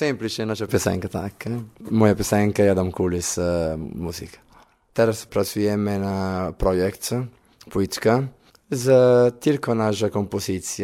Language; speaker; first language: Polish; non-native, learner; Italian